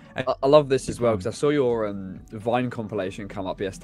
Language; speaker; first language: English; native; English